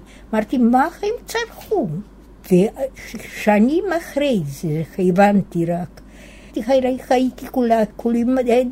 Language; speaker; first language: Hebrew; non-native, fluent; Yiddish